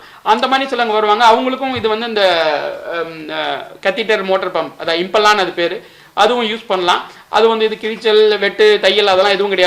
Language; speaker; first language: Tamil; native; Tamil